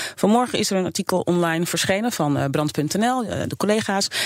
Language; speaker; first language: Dutch; native; Dutch